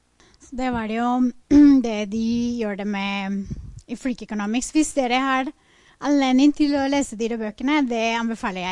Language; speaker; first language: Norwegian; non-native, fluent; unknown